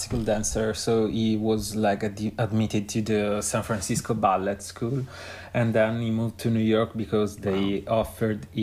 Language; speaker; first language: English; non-native, fluent; Italian